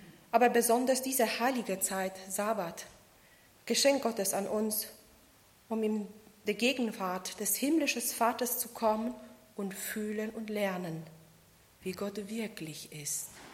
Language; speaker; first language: German; non-native, fluent; Polish